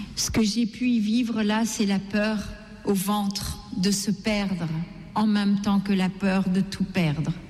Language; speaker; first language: French; non-native, local second language; Gujarati